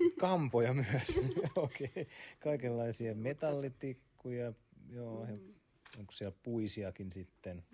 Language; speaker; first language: Finnish; native; Finnish